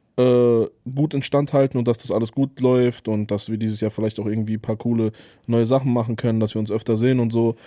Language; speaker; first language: German; native; German